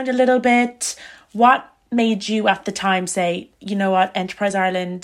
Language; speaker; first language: English; native; English